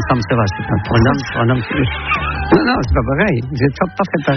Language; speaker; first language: French; non-native, fluent; Dutch